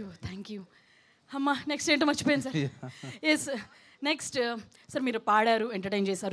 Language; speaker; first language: Telugu; native; Telugu